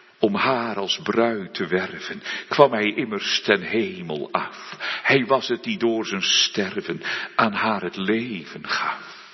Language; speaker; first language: Dutch; native; Dutch